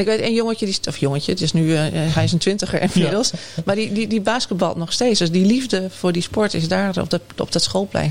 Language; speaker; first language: Dutch; native; Dutch